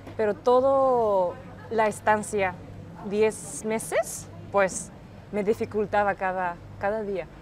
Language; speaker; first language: Spanish; non-native, fluent; Japanese